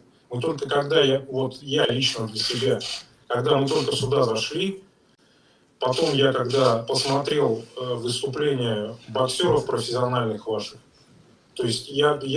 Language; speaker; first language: Russian; native; Russian